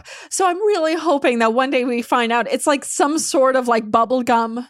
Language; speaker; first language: English; non-native, fluent; Polish